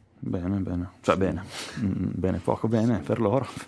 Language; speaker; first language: Italian; native; Italian